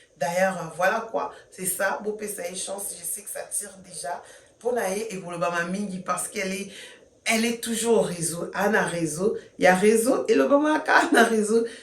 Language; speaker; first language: French; non-native, local second language; Lingala